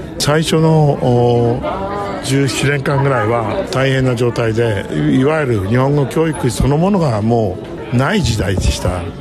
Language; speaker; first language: Japanese; native; Japanese